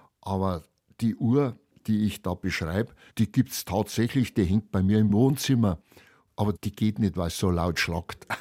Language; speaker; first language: German; native; German